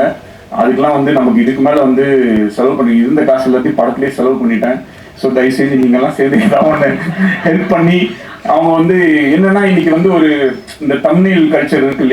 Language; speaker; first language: Tamil; native; Tamil